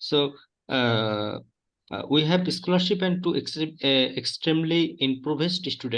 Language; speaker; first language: English; non-native, learner; Bangla